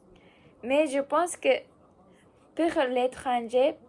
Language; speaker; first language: French; non-native, learner; Japanese